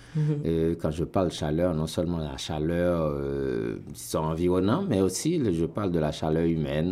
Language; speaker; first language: French; non-native, local second language; Haitian Creole